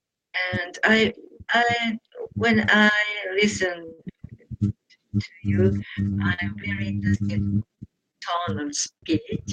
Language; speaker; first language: English; non-native, learner; Japanese